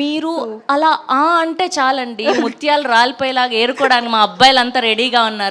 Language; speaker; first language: Telugu; native; Telugu